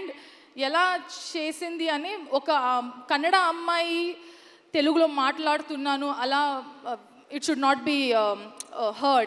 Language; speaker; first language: Telugu; non-native, learner; Kannada